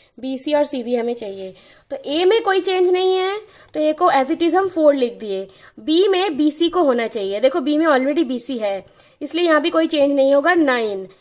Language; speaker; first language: Hindi; non-native, local second language; Bangla